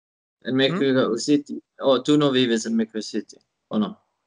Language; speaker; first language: Spanish; non-native, learner; Swedish